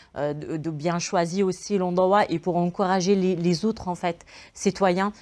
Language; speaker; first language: French; non-native, fluent; Arabic